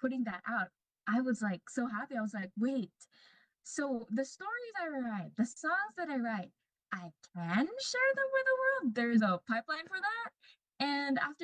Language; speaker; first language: English; non-native, local second language; Cebuano